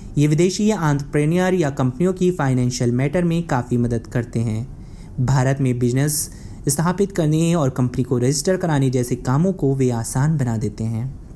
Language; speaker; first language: Hindi; native; Hindi